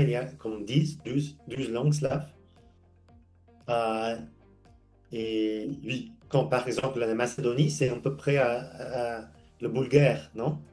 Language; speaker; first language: French; non-native, fluent; English